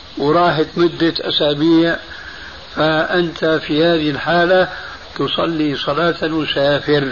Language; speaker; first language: Arabic; early bilingual, other home language; Albanian